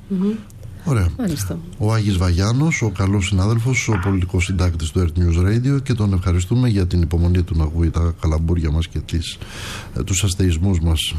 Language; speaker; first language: Greek; native; Greek